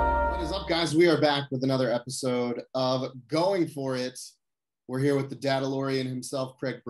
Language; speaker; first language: English; native; English